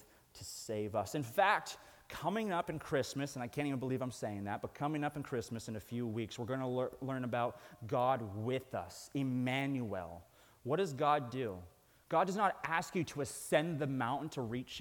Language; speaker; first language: English; native; English